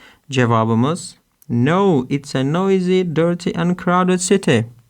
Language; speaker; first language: English; non-native, fluent; Turkish